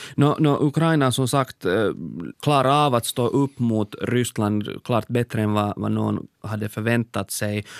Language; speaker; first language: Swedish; native; Swedish